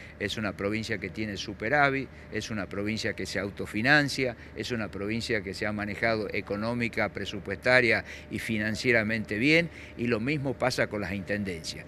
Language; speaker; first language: Spanish; native; Spanish